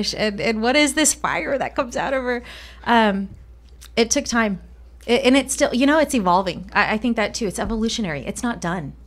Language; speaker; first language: English; non-native, fluent; Spanish